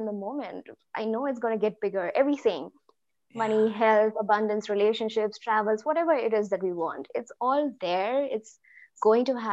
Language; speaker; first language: English; non-native, local second language; Hindi